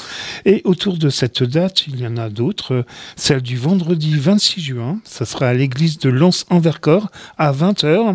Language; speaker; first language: French; native; French